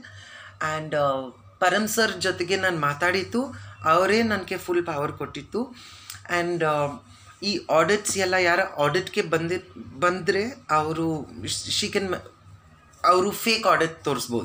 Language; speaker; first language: Kannada; non-native, learner; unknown